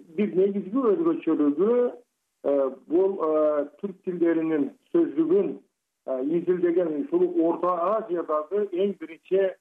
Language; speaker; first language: Kyrgyz; native; Kyrgyz